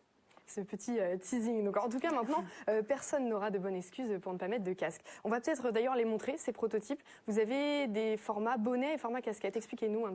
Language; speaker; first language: French; native; French